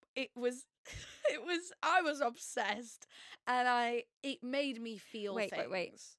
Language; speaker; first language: English; native; English